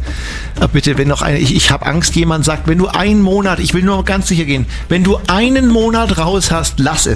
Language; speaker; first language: German; native; German